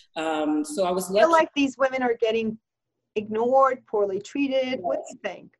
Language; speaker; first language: English; non-native, fluent; Persian